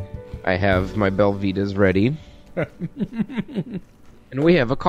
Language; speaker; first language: English; native; English